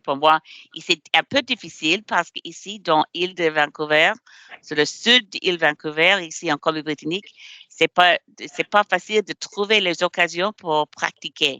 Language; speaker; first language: French; non-native, learner; English